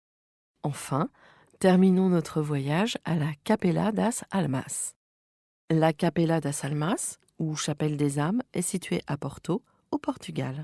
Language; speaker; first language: French; native; French